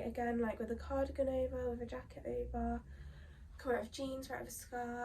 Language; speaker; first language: English; native; English